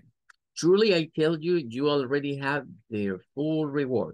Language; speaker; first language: English; non-native, fluent; Spanish